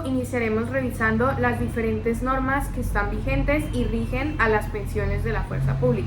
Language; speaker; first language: Spanish; native; Spanish